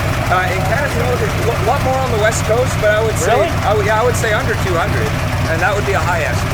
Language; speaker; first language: English; native; English